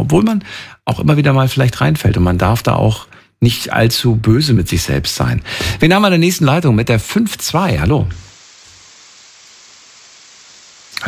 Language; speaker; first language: German; native; German